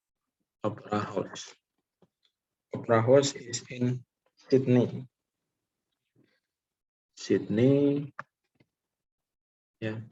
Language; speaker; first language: English; non-native, local second language; Indonesian